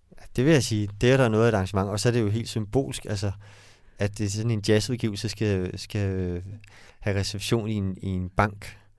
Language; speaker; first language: Danish; native; Danish